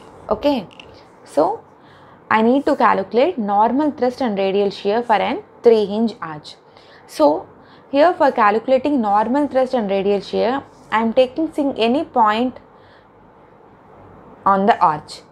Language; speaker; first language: English; non-native, local second language; Telugu